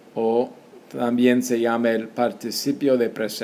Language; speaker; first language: Spanish; non-native, fluent; English